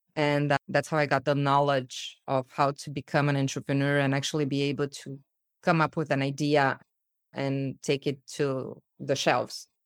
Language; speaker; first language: English; early bilingual, other home language; Portuguese